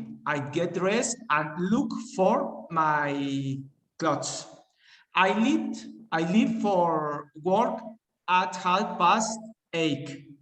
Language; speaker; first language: English; non-native, learner; Spanish